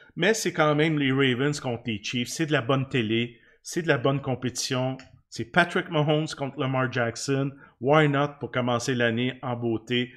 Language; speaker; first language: French; native; French